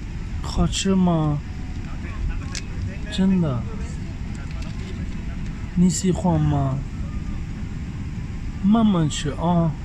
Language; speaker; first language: Chinese; non-native, fluent; Punjabi